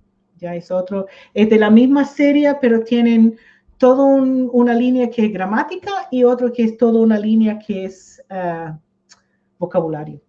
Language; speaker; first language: Spanish; non-native, fluent; English